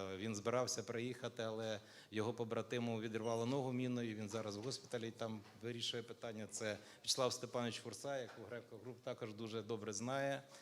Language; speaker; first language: Ukrainian; native; Ukrainian